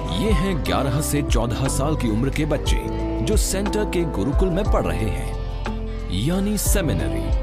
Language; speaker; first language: Hindi; native; Hindi